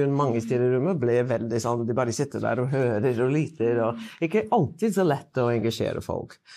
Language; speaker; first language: Norwegian; non-native, fluent; English